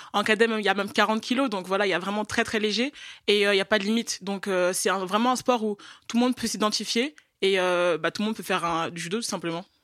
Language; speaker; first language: French; native; French